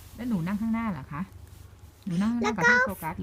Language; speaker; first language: Thai; native; Thai